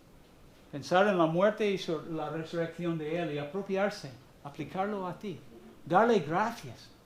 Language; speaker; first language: Spanish; non-native, fluent; English